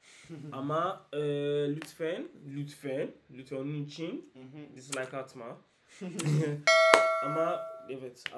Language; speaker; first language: Turkish; non-native, learner; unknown